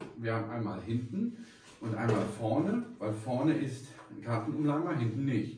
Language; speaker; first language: German; native; German